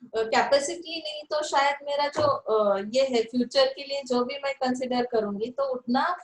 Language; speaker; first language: Hindi; non-native, local second language; Marathi